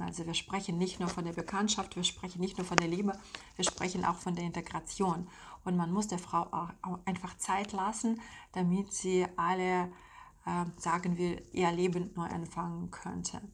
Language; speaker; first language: German; non-native, fluent; Russian